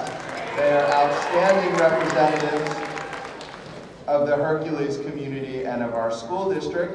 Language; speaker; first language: English; native; English